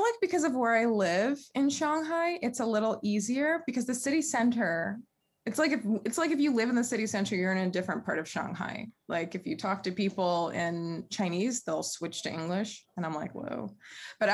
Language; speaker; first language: English; native; English